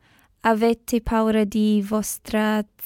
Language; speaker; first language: Italian; non-native, learner; English